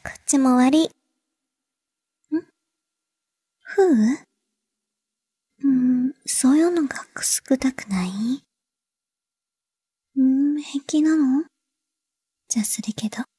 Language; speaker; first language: Japanese; non-native, learner; Chinese